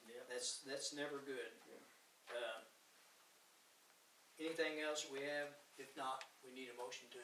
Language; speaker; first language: English; native; English